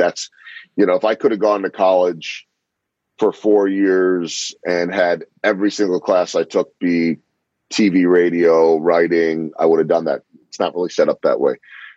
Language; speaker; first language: English; native; English